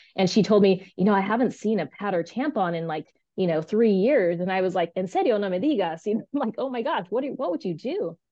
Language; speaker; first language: English; early bilingual, other home language; Spanish